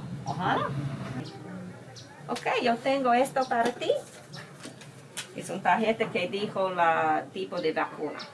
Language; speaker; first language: Spanish; non-native, learner; English